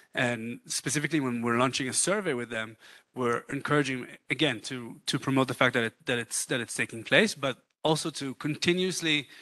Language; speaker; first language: English; non-native, fluent; Hebrew